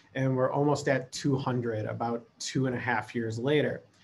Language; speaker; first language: English; native; English